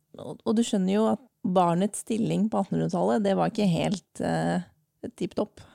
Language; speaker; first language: Norwegian; native; Norwegian